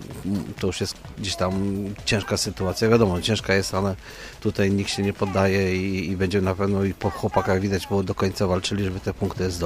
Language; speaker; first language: Polish; native; Polish